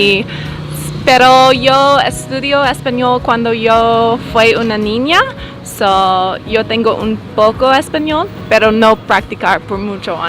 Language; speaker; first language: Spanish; non-native, learner; English